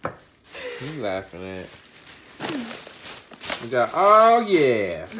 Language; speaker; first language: English; native; English